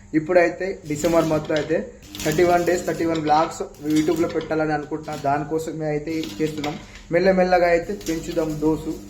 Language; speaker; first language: Telugu; native; Telugu